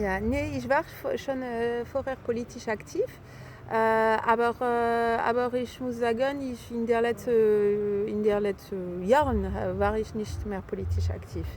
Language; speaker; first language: German; non-native, fluent; French